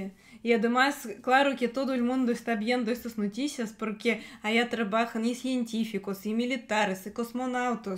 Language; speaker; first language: Spanish; non-native, fluent; Russian